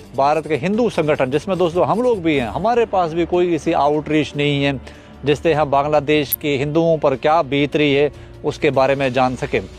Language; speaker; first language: Hindi; native; Hindi